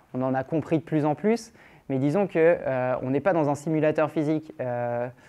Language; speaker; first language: French; native; French